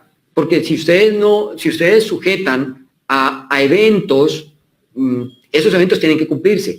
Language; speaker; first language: Spanish; native; Spanish